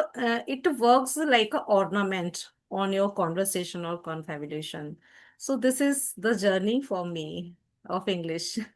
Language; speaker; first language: English; non-native, learner; Hindi